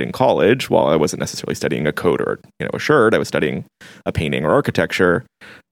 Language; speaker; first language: English; native; English